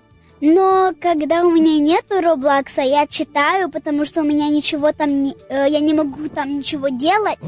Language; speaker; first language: Russian; early bilingual, heritage; Russian